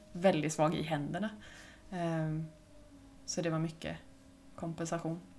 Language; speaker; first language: Swedish; native; Swedish